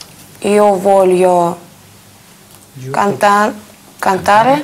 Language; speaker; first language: Italian; non-native, learner; Russian